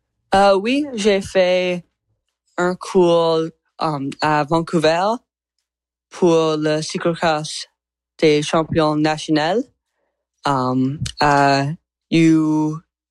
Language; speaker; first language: French; non-native, learner; English